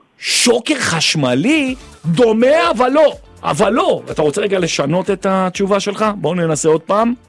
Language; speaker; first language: Hebrew; native; Hebrew